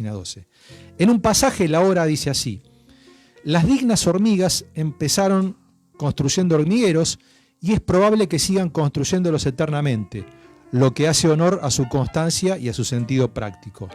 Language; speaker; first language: Spanish; native; Spanish